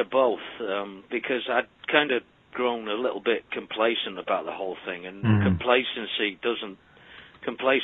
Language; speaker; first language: English; native; English